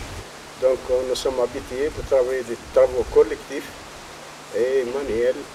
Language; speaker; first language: French; non-native, local second language; Arabic